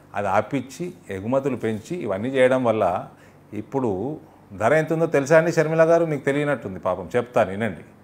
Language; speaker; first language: Telugu; native; Telugu